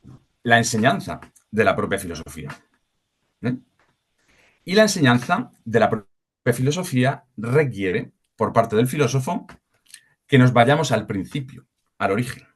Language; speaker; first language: Spanish; native; Spanish